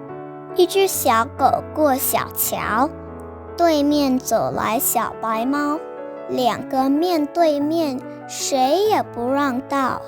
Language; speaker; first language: Chinese; non-native, learner; Vietnamese